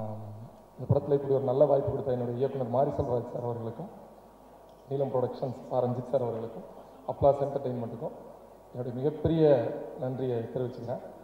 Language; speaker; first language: Tamil; native; Tamil